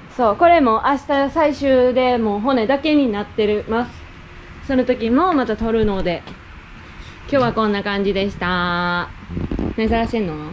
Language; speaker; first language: Japanese; native; Japanese